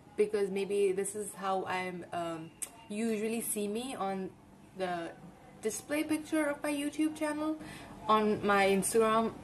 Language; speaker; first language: English; non-native, local second language; Gujarati